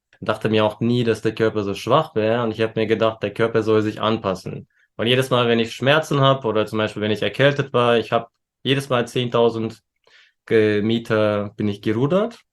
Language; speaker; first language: German; early bilingual, other home language; Turkish